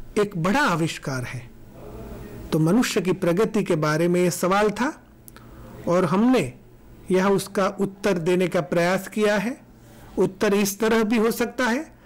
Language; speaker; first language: Hindi; non-native, local second language; Gujarati